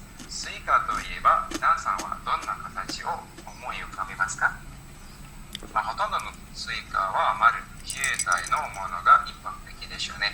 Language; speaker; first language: Japanese; non-native, fluent; Indonesian